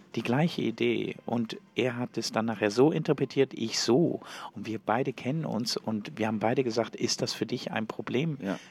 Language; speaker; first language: German; native; German